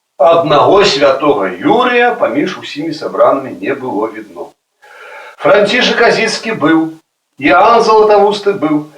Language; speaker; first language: Belarusian; native; Belarusian